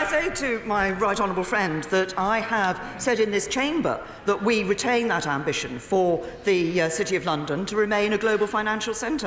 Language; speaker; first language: English; native; English